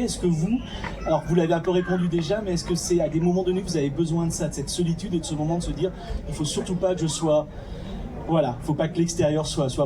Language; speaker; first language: French; native; French